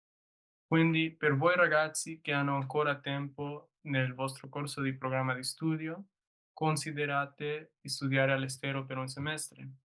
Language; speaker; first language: Italian; non-native, learner; English